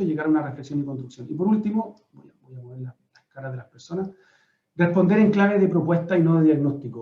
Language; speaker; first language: Spanish; native; Spanish